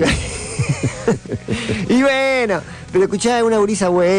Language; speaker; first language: Spanish; native; Spanish